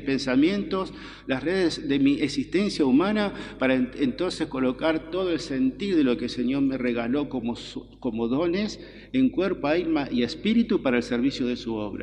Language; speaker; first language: Spanish; native; Spanish